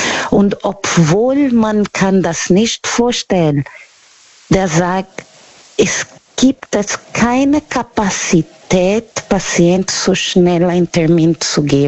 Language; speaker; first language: German; non-native, learner; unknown